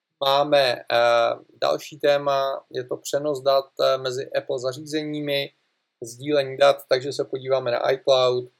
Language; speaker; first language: Czech; native; Czech